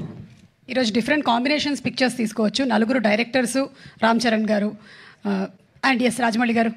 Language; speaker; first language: Telugu; native; Telugu